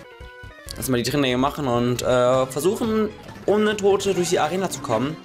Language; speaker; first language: German; native; German